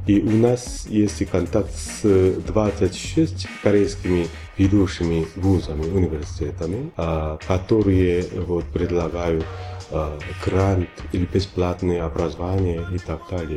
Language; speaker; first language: Russian; non-native, fluent; Korean